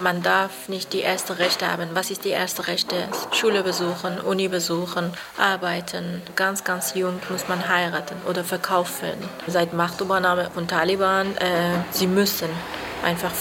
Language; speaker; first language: German; non-native, learner; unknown